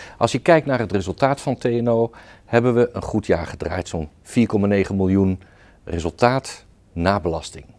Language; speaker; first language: Dutch; native; Dutch